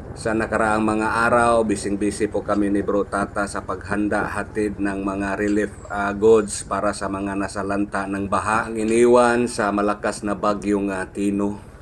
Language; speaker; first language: Filipino; non-native, local second language; Cebuano